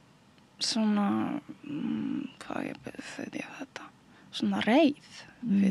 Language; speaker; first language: Icelandic; non-native, learner; Polish